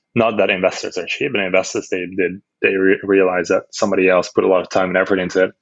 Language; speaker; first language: English; non-native, fluent; Dutch